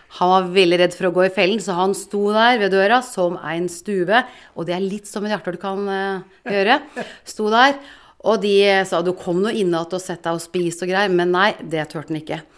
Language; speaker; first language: Norwegian; native; Norwegian